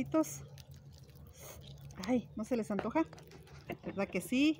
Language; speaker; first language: Spanish; native; Spanish